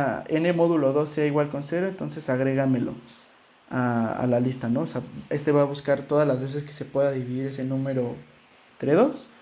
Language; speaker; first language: Spanish; native; Spanish